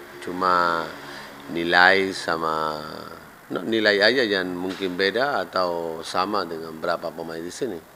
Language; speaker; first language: Indonesian; non-native, fluent; Spanish